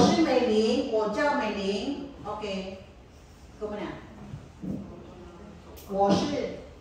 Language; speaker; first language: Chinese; non-native, fluent; Filipino